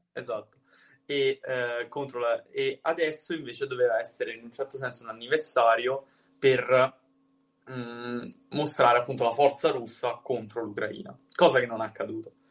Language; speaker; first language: Italian; native; Italian